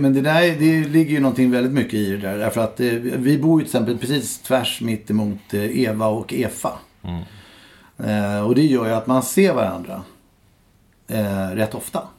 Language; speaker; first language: Swedish; native; Swedish